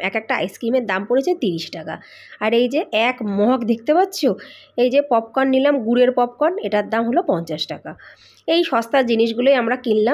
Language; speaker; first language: Bangla; native; Bangla